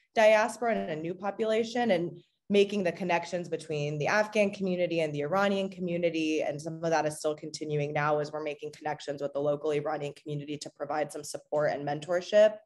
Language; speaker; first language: English; native; English